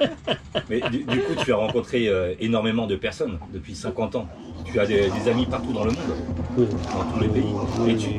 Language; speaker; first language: French; native; French